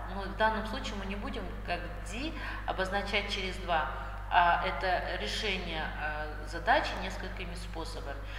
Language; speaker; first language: Russian; non-native, local second language; Kazakh